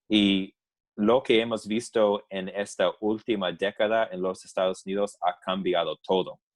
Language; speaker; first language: Spanish; non-native, fluent; English